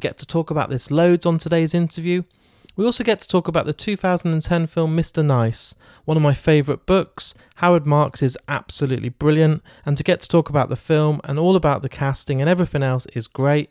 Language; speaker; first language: English; native; English